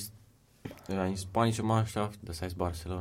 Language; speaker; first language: German; non-native, learner; Romanian